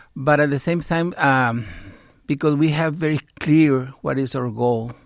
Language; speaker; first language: English; non-native, fluent; Spanish